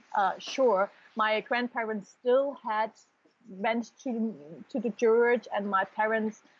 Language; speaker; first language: English; non-native, fluent; German